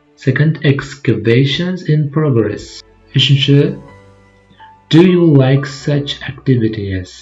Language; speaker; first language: English; non-native, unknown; Kazakh